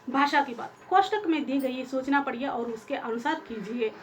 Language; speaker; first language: Hindi; non-native, local second language; Telugu